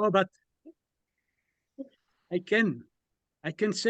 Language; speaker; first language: English; non-native, learner; Italian